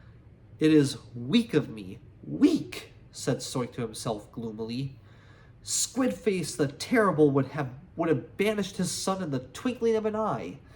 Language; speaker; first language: English; native; English